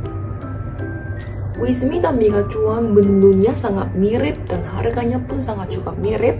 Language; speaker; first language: Indonesian; non-native, fluent; Korean